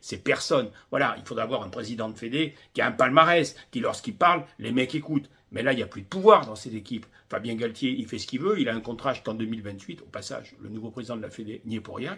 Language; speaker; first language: French; native; French